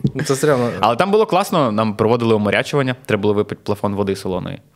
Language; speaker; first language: Ukrainian; native; Ukrainian